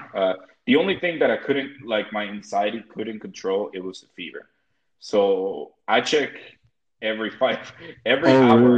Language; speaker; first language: English; early bilingual, other home language; Spanish